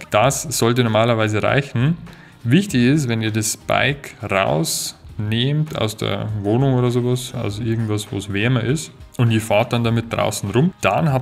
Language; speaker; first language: German; native; German